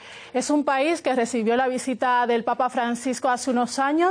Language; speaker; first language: Spanish; native; Spanish